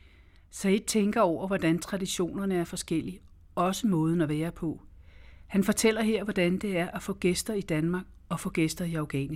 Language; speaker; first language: Danish; native; Danish